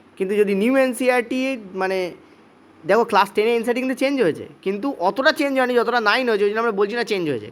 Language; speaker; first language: Bangla; native; Bangla